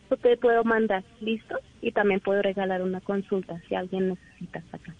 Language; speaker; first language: Spanish; non-native, learner; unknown